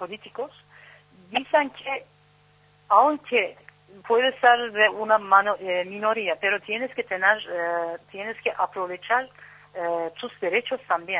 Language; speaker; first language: Spanish; non-native, learner; Turkish